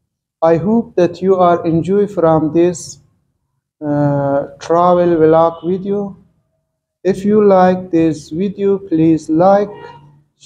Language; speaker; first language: English; non-native, learner; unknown